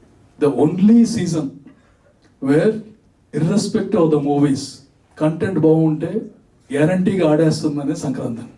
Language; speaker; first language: Telugu; native; Telugu